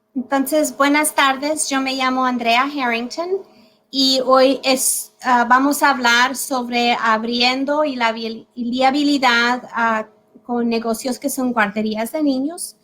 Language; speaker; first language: Spanish; early bilingual, heritage; Spanish